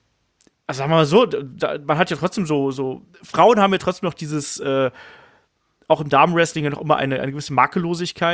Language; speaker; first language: German; native; German